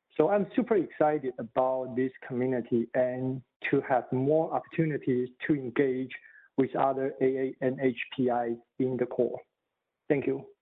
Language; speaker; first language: English; non-native, fluent; Chinese